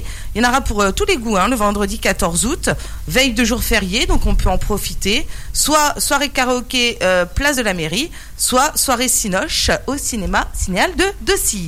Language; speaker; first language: French; native; French